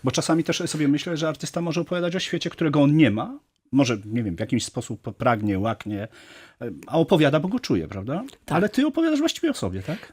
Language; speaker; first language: Polish; native; Polish